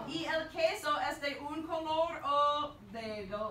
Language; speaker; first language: Spanish; non-native, fluent; English